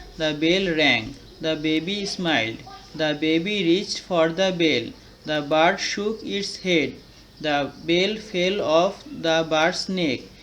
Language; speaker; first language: English; non-native, local second language; Bangla